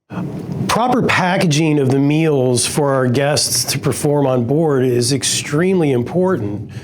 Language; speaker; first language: English; native; English